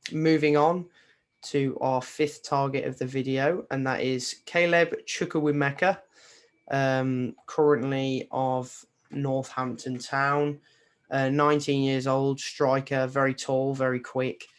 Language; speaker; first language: English; native; English